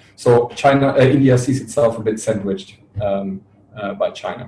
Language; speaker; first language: English; non-native, fluent; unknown